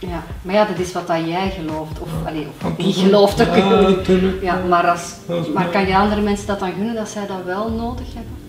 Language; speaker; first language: Dutch; native; Dutch